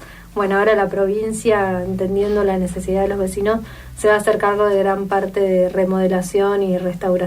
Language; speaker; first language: Spanish; native; Spanish